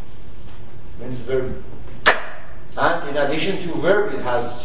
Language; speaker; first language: English; non-native, fluent; Persian